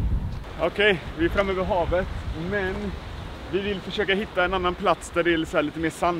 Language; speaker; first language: Swedish; native; Swedish